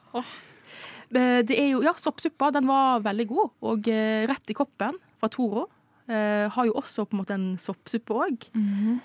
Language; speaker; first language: Norwegian; non-native, fluent; Filipino